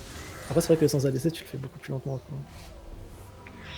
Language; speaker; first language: French; native; French